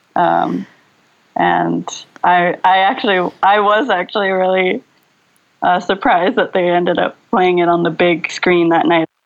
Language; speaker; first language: English; early bilingual, other home language; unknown